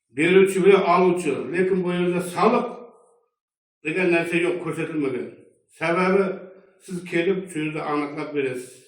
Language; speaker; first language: Uzbek; native; Uzbek